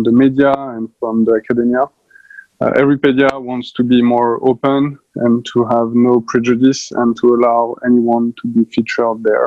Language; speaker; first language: English; non-native, fluent; French